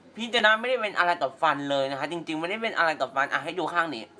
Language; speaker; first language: Thai; native; Thai